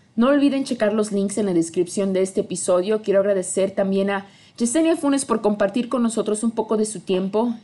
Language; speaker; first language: Spanish; early bilingual, heritage; Spanish